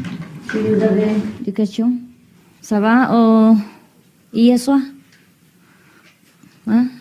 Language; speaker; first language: French; non-native, learner; Vietnamese